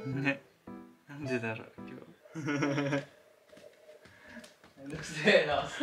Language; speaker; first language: Japanese; native; Japanese